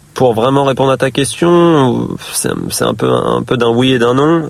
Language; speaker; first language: French; native; French